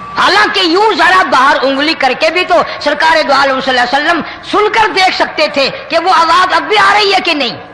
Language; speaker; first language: Urdu; non-native, local second language; Saraiki